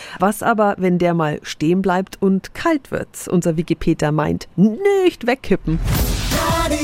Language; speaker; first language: German; native; German